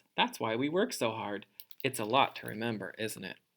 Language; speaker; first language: English; native; English